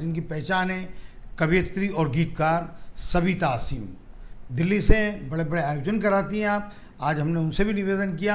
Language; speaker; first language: Hindi; native; Hindi